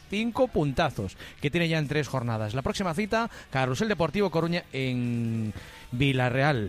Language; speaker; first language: Spanish; native; Spanish